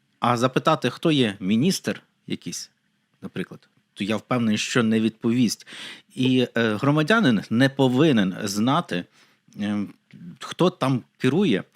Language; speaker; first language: Ukrainian; native; Ukrainian